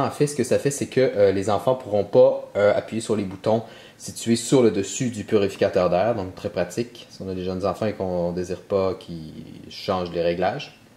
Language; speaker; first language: French; native; French